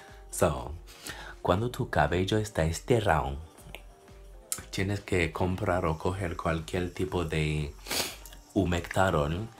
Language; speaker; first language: Spanish; non-native, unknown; English